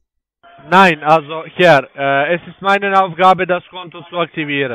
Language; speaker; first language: German; non-native, learner; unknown